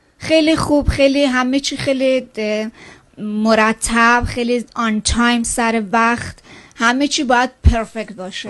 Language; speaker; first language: Persian; non-native, local second language; Kurdish